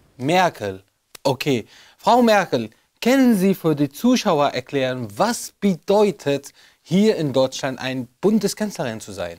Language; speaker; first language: German; non-native, fluent; Arabic